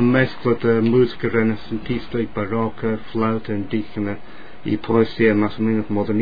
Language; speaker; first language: Spanish; non-native, fluent; English